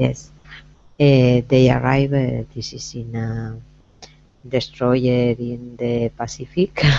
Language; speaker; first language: English; non-native, learner; Spanish